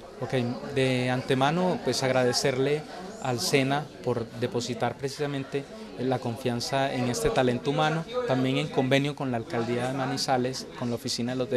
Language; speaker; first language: Spanish; native; Spanish